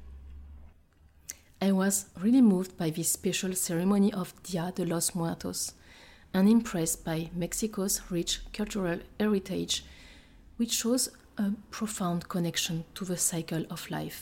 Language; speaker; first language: English; non-native, fluent; French